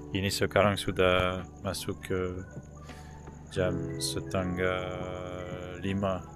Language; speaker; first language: Indonesian; non-native, learner; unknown